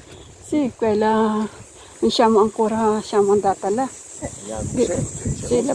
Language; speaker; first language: Italian; non-native, learner; Filipino